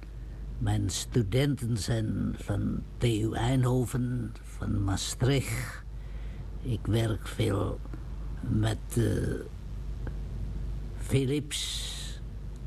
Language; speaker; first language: Dutch; non-native, fluent; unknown